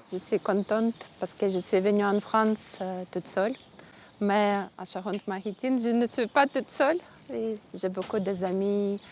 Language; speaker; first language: French; non-native, learner; Ukrainian